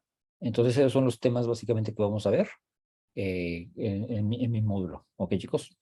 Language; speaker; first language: Spanish; native; Spanish